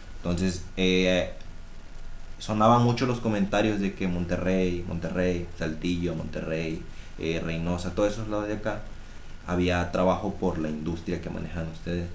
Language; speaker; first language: Spanish; native; Spanish